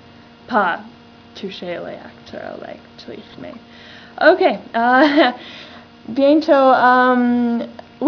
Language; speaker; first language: French; non-native, learner; English